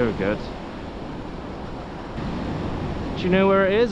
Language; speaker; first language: English; native; English